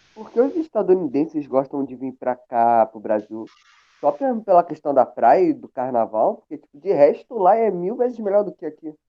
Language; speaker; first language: Portuguese; native; Portuguese